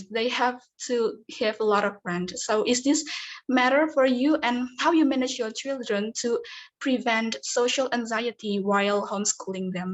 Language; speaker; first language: English; non-native, fluent; Indonesian